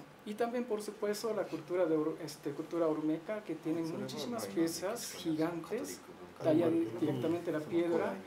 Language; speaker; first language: Spanish; non-native, learner; Japanese